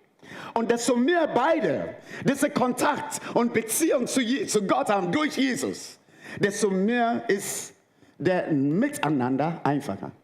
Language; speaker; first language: German; non-native, fluent; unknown